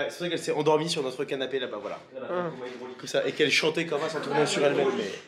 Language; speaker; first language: French; native; French